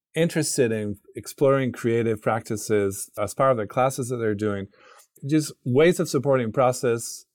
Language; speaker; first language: English; non-native, fluent; Spanish